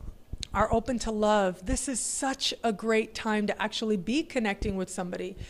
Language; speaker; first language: English; native; English